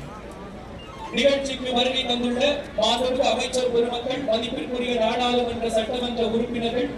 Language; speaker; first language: Tamil; native; Tamil